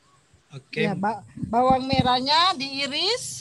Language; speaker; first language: Indonesian; native; Indonesian